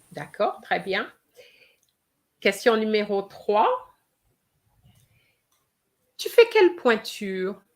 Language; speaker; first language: French; non-native, fluent; English